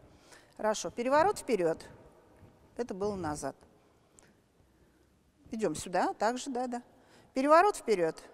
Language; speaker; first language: Russian; native; Russian